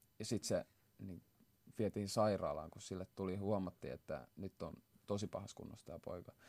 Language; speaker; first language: Finnish; early bilingual, other home language; Swahili